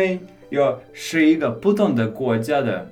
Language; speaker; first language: Chinese; non-native, learner; English